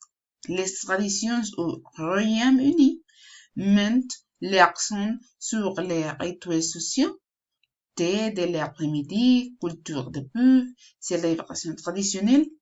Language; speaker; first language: French; non-native, learner; Spanish